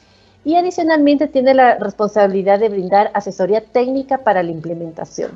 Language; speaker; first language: Spanish; native; Spanish